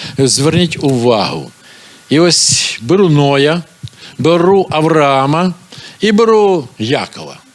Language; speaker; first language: Ukrainian; non-native, local second language; Russian